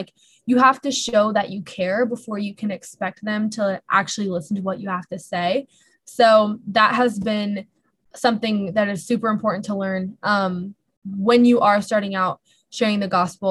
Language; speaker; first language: English; native; English